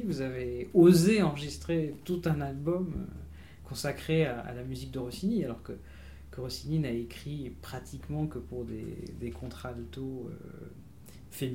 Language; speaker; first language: French; native; French